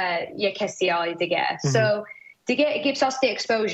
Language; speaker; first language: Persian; early bilingual, heritage; Persian